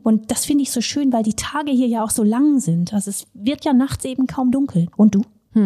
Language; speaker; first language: German; native; German